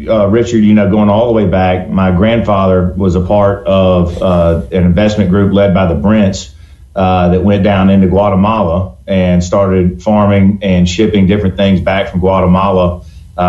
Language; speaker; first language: English; native; English